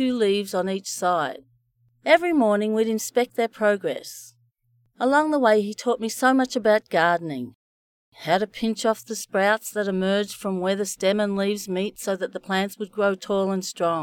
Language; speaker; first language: English; native; English